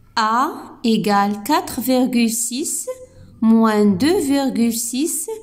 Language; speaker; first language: French; non-native, local second language; Arabic